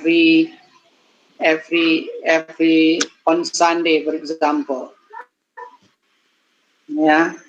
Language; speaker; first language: English; non-native, learner; Indonesian